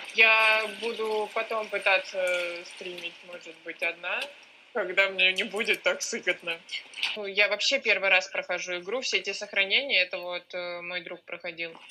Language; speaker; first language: Russian; native; Russian